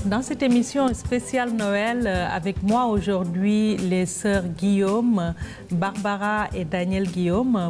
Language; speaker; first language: French; native; French